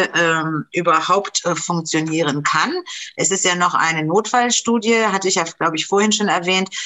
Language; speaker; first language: German; non-native, fluent; Romanian